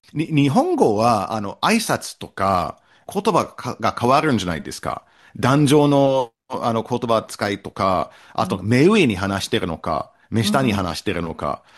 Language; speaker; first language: Japanese; non-native, fluent; English